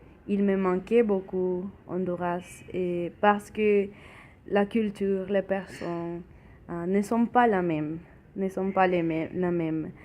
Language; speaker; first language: French; non-native, learner; Spanish